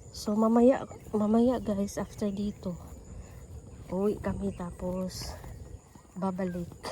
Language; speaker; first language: Filipino; non-native, local second language; Bikol